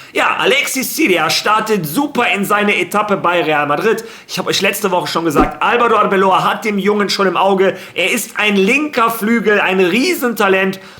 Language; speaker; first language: German; early bilingual, other home language; Spanish